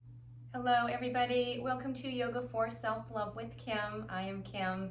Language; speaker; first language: English; native; English